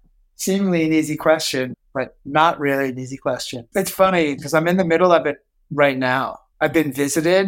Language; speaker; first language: English; native; English